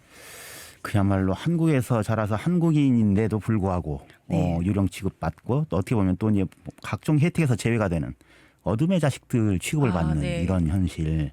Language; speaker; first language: Korean; native; Korean